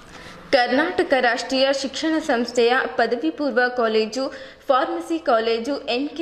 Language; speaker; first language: Kannada; native; Kannada